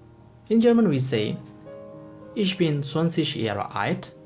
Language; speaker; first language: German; non-native, fluent; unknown